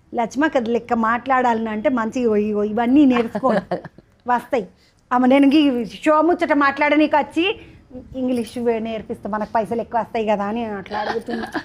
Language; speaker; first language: Telugu; native; Telugu